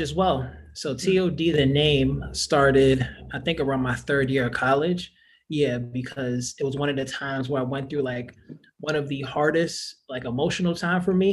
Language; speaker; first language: English; native; English